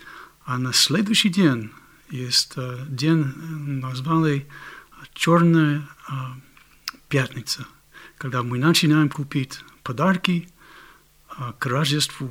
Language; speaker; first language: Russian; non-native, fluent; English